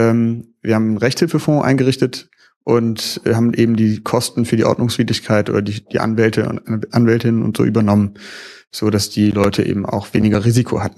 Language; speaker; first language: German; native; German